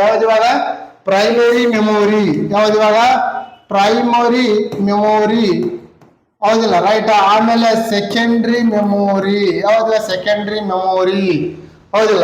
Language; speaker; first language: Kannada; native; Kannada